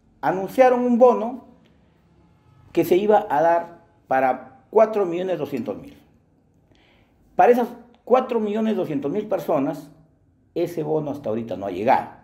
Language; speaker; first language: Spanish; native; Spanish